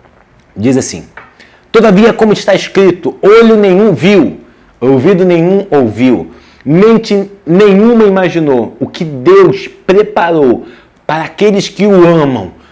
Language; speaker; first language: Portuguese; native; Portuguese